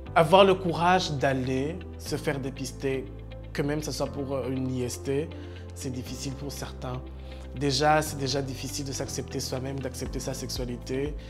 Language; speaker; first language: French; non-native, local second language; Rundi